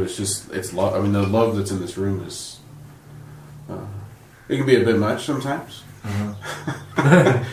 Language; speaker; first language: English; native; English